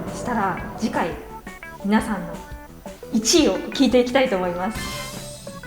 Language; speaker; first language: Japanese; native; Japanese